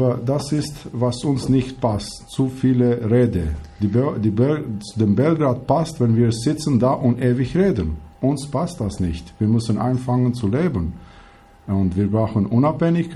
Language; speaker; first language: German; non-native, learner; Albanian